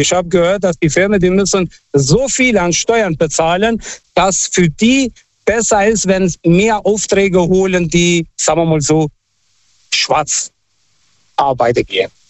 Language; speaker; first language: German; non-native, fluent; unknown